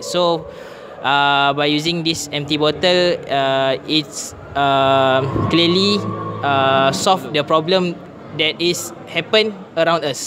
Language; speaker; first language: English; non-native, local second language; Malay